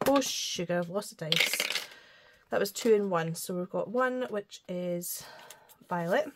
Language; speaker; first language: English; native; English